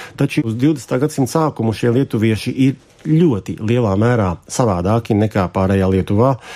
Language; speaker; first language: Latvian; native; Latvian